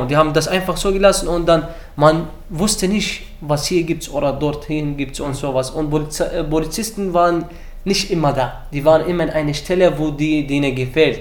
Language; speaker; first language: German; early bilingual, other home language; Arabic